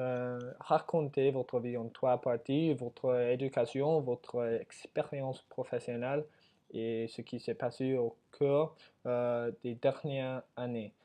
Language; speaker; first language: French; non-native, learner; English